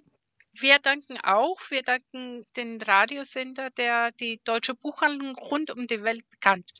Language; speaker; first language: German; early bilingual, heritage; German